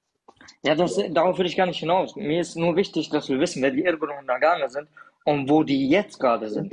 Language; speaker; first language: German; early bilingual, other home language; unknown